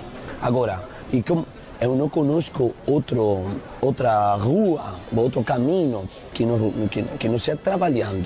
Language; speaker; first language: Portuguese; non-native, fluent; Spanish